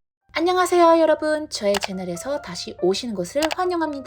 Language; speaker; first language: Korean; non-native, learner; Indonesian